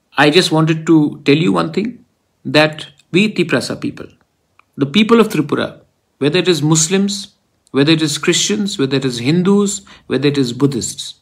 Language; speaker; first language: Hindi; non-native, local second language; Kok Borok